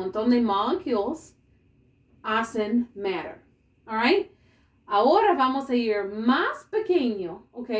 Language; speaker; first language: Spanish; non-native, learner; English